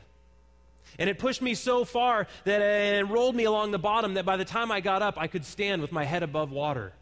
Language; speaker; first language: English; native; English